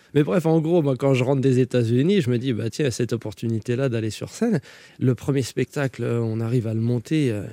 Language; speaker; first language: French; native; French